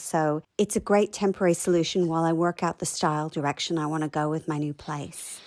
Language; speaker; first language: English; native; English